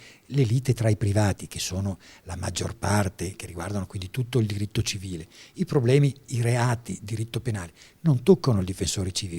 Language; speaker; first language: Italian; native; Italian